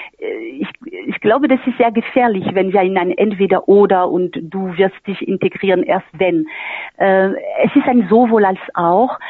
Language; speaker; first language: German; non-native, fluent; French